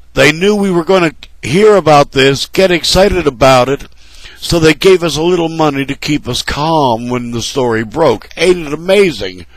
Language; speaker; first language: English; native; English